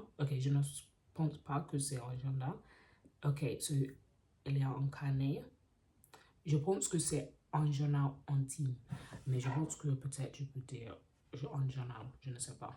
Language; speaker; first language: French; non-native, learner; English